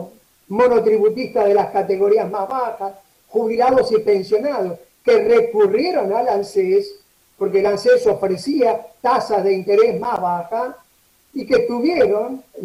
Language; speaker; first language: Spanish; native; Spanish